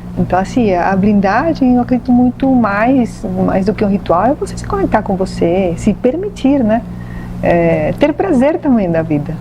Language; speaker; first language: Portuguese; non-native, fluent; Spanish